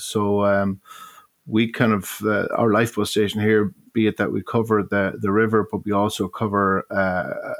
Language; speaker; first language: English; native; English